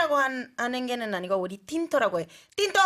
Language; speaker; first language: Korean; non-native, fluent; Spanish